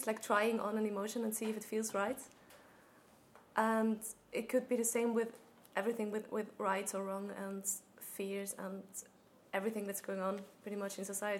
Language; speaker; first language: English; non-native, fluent; German